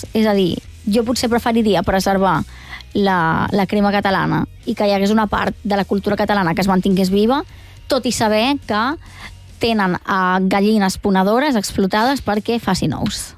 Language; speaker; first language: Catalan; native; Catalan